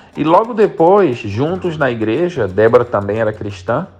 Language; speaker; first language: Portuguese; native; Portuguese